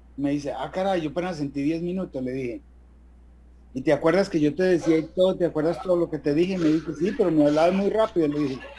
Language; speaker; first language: Spanish; native; Spanish